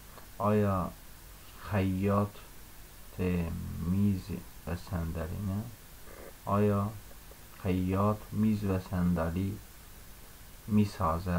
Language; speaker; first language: Persian; non-native, fluent; Azerbaijani